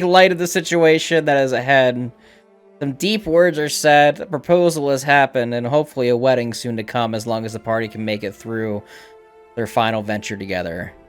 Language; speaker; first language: English; native; English